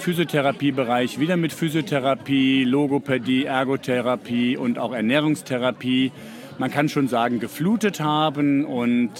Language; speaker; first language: German; native; German